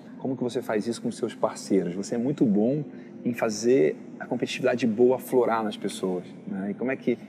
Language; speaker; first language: Portuguese; native; Portuguese